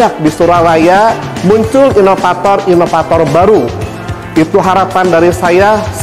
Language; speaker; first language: Indonesian; non-native, local second language; Sundanese